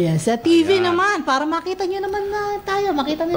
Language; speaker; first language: Filipino; native; Filipino